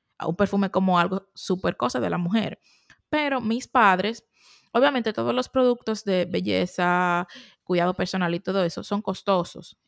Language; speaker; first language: Spanish; native; Spanish